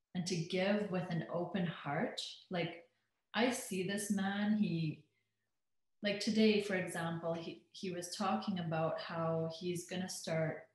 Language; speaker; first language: English; native; English